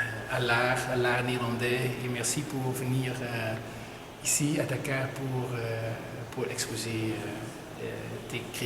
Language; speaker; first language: French; non-native, fluent; Dutch